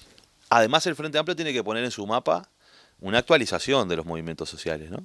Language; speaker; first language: Spanish; native; Spanish